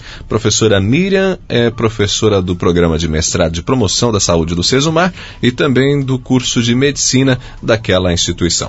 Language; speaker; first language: Portuguese; native; Portuguese